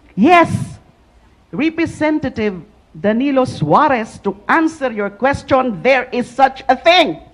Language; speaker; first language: English; non-native, local second language; Filipino